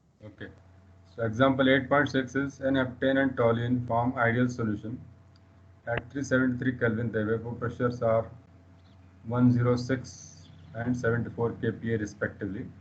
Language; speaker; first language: English; non-native, local second language; Hindi